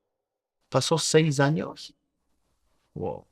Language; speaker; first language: Spanish; early bilingual, heritage; Spanish